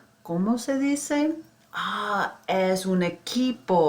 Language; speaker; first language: Spanish; non-native, fluent; English